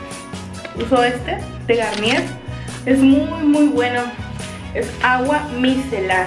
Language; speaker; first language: Spanish; native; Spanish